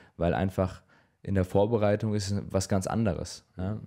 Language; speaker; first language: German; native; German